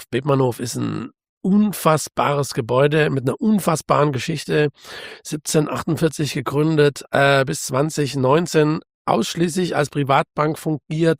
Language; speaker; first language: German; native; German